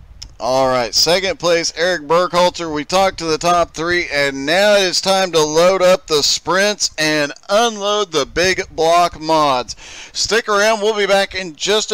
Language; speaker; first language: English; native; English